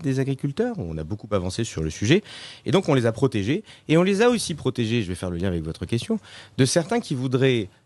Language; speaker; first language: French; native; French